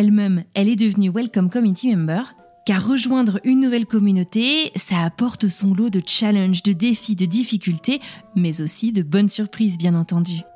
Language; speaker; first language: French; native; French